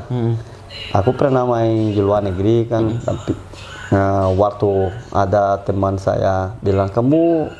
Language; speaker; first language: Indonesian; non-native, fluent; Portuguese